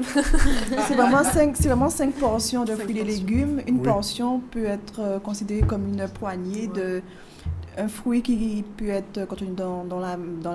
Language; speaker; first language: French; native; French